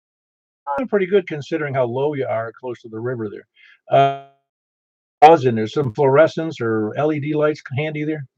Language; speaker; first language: English; native; English